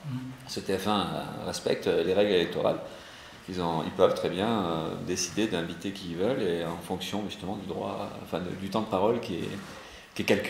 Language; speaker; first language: French; native; French